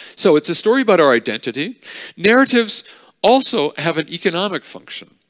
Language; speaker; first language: English; native; English